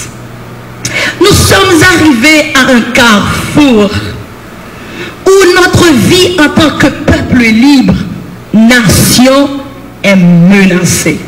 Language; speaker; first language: French; non-native, local second language; Haitian Creole